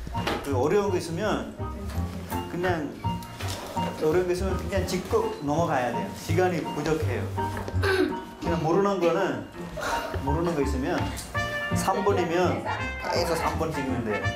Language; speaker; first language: Korean; non-native, fluent; Sinhala